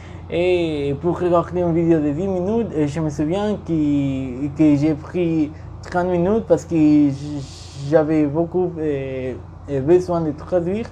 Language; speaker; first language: French; non-native, learner; Spanish